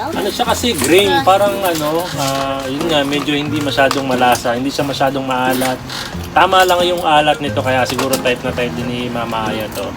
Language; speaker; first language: Filipino; native; Filipino